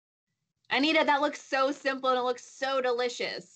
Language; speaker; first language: English; native; English